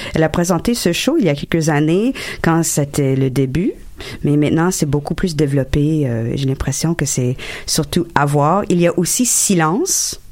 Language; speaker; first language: French; non-native, local second language; English